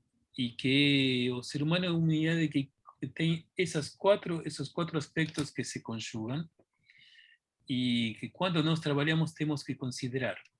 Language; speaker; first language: Portuguese; non-native, fluent; Spanish